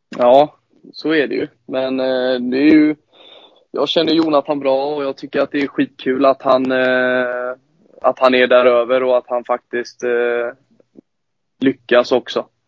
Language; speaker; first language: Swedish; native; Swedish